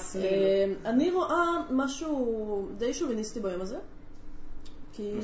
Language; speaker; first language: Hebrew; native; Hebrew